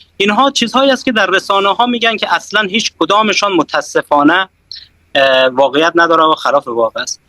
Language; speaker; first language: Persian; native; Persian